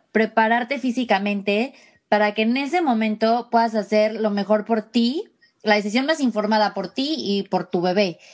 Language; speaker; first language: Spanish; native; Spanish